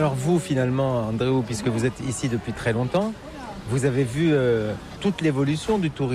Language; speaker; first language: French; native; French